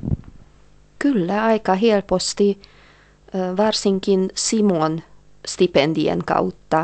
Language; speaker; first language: Finnish; non-native, fluent; Hungarian